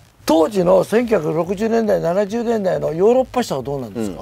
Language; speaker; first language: Japanese; native; Japanese